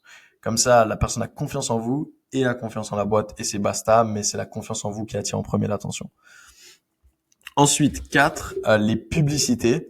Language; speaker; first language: French; native; French